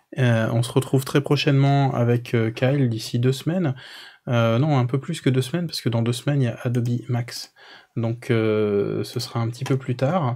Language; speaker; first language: French; native; French